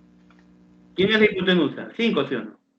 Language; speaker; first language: Spanish; native; Spanish